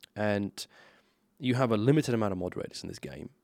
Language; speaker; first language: English; non-native, fluent; Slovenian